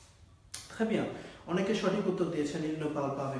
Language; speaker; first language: French; non-native, fluent; Bangla